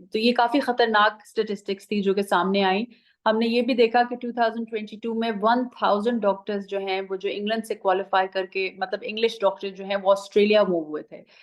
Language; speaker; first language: Urdu; non-native, fluent; Persian